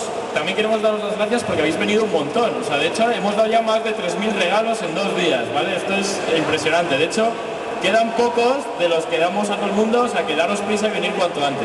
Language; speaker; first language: Spanish; native; Spanish